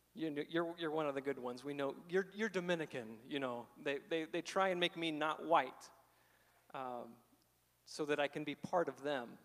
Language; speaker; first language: English; native; English